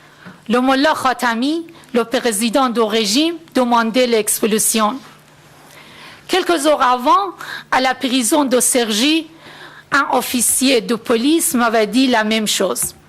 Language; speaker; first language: French; non-native, fluent; Persian